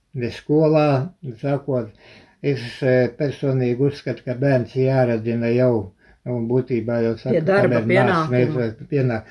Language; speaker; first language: Latvian; native; Latvian